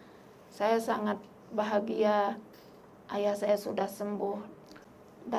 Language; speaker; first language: Indonesian; non-native, local second language; Sasak